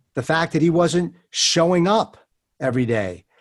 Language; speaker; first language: English; native; English